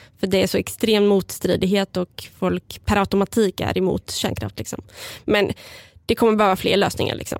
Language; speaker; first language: Swedish; early bilingual, other home language; Bulgarian